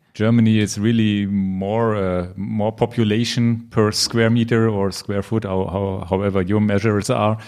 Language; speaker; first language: English; non-native, learner; German